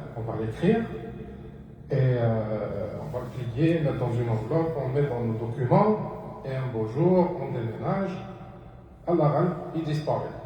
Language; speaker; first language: French; non-native, local second language; Arabic